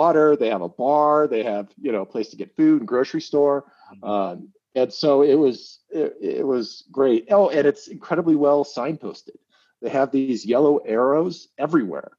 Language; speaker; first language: English; native; English